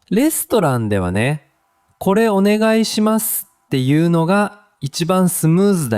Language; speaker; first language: Japanese; native; Japanese